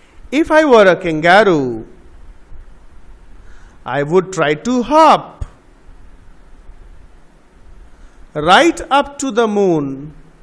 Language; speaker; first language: English; non-native, local second language; Bangla